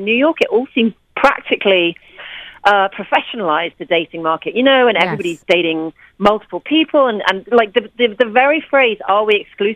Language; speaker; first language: English; native; English